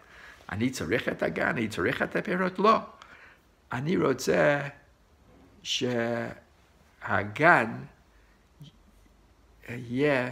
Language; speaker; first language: Hebrew; non-native, fluent; English